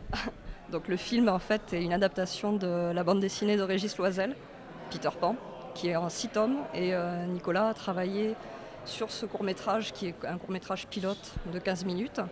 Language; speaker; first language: French; native; French